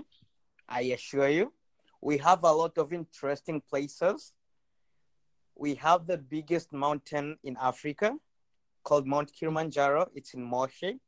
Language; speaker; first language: English; non-native, local second language; Swahili